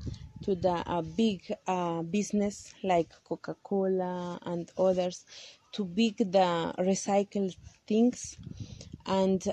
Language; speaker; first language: English; non-native, learner; Kaqchikel